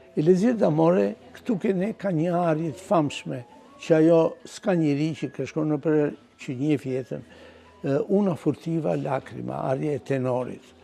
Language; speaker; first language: Albanian; native; Albanian